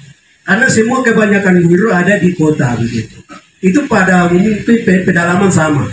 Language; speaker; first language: Indonesian; non-native, local second language; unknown